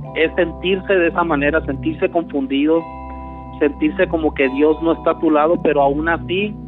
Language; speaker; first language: Spanish; early bilingual, heritage; Spanish